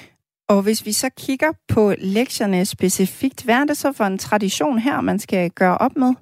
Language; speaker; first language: Danish; native; Danish